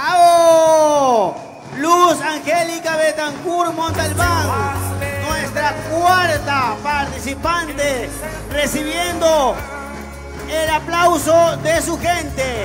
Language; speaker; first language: Spanish; native; Spanish